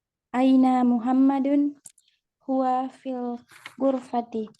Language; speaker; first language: Arabic; non-native, learner; Indonesian